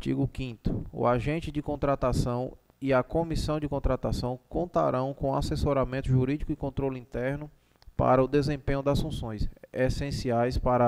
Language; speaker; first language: Portuguese; native; Portuguese